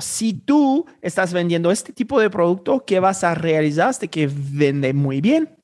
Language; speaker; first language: Spanish; non-native, fluent; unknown